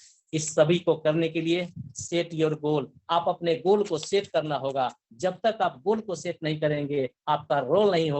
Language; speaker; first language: Hindi; native; Hindi